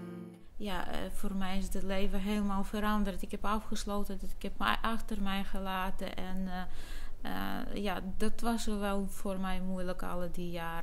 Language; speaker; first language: Dutch; non-native, fluent; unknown